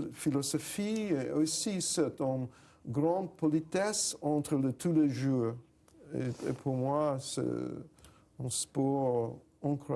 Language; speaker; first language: French; non-native, fluent; English